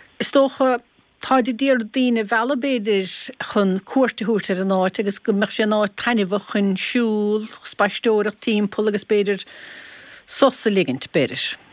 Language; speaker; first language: Irish; native; Irish